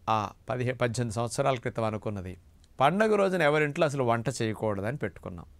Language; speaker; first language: Telugu; native; Telugu